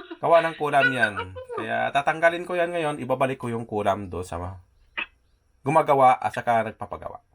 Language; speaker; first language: Filipino; native; Filipino